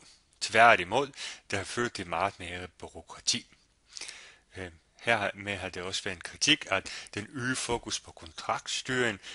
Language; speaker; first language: Danish; non-native, fluent; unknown